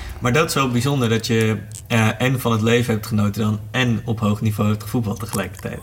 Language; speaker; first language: Dutch; native; Dutch